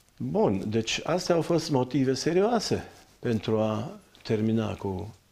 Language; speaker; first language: Romanian; non-native, local second language; German